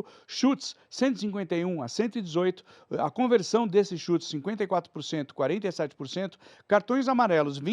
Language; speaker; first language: Portuguese; native; Portuguese